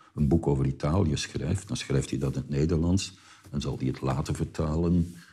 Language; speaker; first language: Dutch; native; Dutch